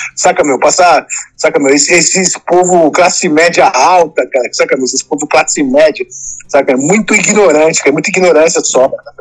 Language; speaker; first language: Portuguese; native; Portuguese